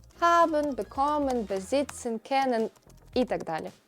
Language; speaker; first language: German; non-native, fluent; Ukrainian